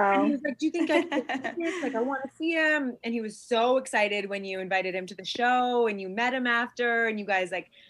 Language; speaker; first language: English; native; English